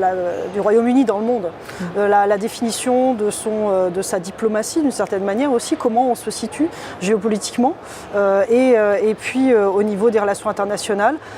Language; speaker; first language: French; native; French